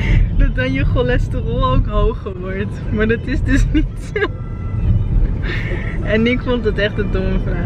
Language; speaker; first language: Dutch; native; Dutch